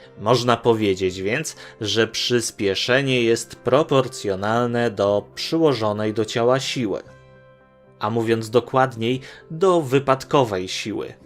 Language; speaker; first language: Polish; native; Polish